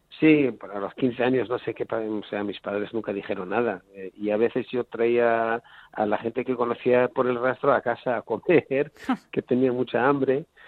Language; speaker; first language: Spanish; non-native, fluent; Hebrew